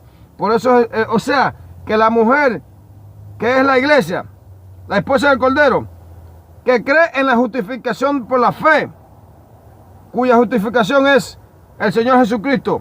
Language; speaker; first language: Spanish; native; Spanish